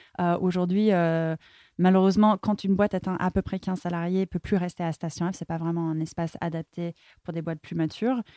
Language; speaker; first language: French; non-native, fluent; English